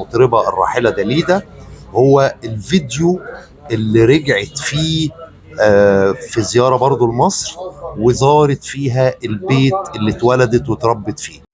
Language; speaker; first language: Arabic; native; Arabic